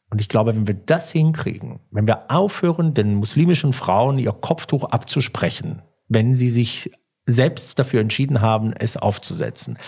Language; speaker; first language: German; early bilingual, other home language; Italian